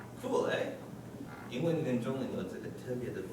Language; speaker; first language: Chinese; non-native, fluent; English